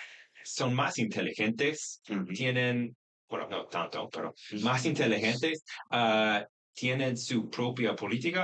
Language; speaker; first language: Spanish; non-native, fluent; English